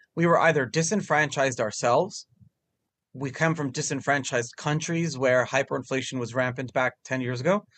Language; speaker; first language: English; early bilingual, other home language; Hebrew